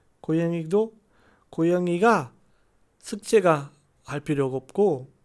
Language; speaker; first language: Korean; non-native, learner; Chinese